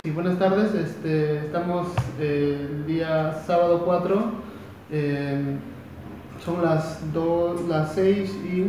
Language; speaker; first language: Spanish; native; Spanish